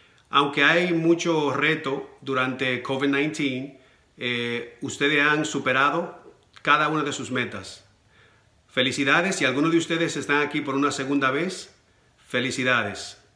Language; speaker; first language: Spanish; native; Spanish